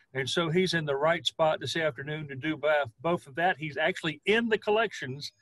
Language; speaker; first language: English; native; English